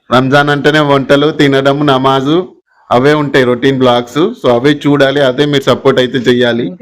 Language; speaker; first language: Telugu; non-native, local second language; Urdu